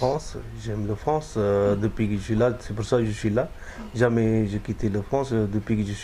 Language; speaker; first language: French; non-native, learner; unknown